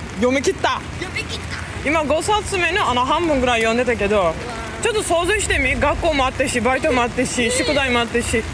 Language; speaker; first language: Japanese; non-native, learner; Turkish